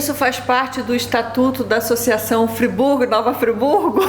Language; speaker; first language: Portuguese; native; Portuguese